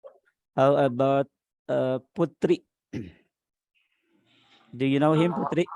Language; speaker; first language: English; non-native, learner; Indonesian